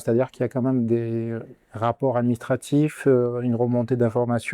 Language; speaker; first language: French; native; French